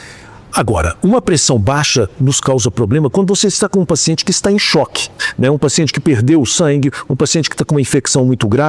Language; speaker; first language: Portuguese; native; Portuguese